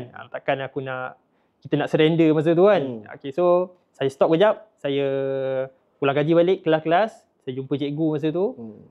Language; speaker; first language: Malay; native; Malay